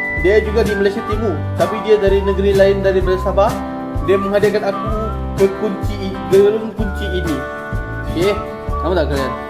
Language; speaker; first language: Malay; non-native, local second language; Chinese